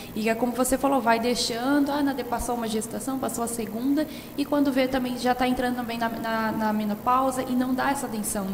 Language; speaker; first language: Portuguese; native; Portuguese